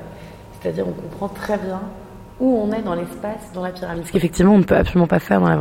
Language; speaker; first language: French; native; French